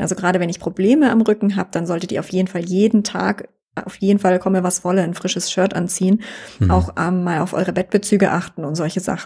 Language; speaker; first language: German; native; German